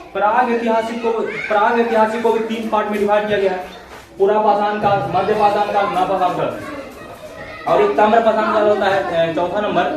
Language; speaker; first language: Hindi; native; Hindi